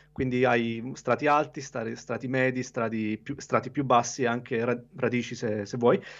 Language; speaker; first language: Italian; native; Italian